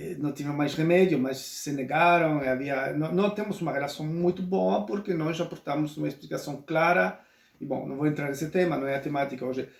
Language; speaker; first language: Portuguese; non-native, local second language; Spanish